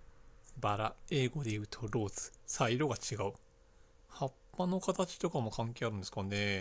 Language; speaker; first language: Japanese; native; Japanese